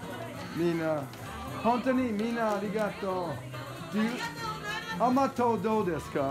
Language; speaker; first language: Japanese; non-native, learner; English